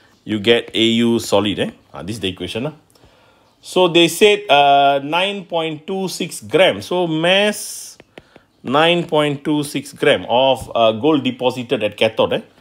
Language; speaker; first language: English; non-native, local second language; Malay